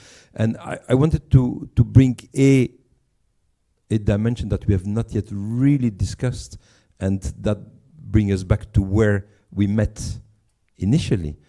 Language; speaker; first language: English; non-native, fluent; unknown